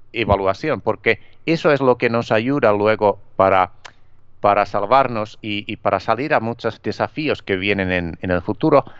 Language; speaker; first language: Spanish; non-native, fluent; Finnish